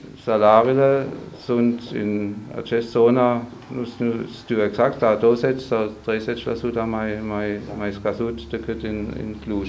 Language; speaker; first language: Romanian; non-native, learner; German